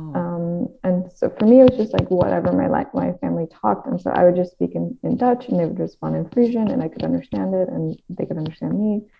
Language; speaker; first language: English; non-native, fluent; Dutch